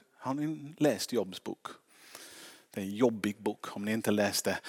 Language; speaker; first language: Swedish; non-native, fluent; English